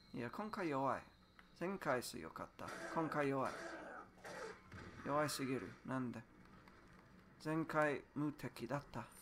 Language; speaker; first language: Japanese; non-native, learner; English